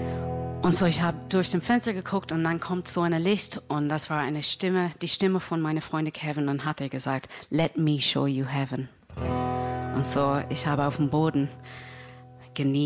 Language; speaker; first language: German; non-native, learner; English